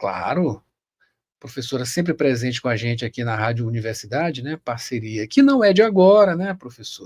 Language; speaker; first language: Portuguese; native; Portuguese